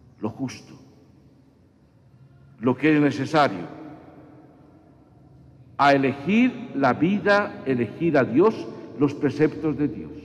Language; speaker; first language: Spanish; native; Spanish